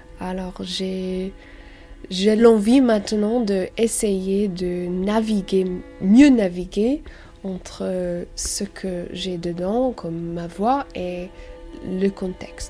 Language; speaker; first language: French; non-native, learner; English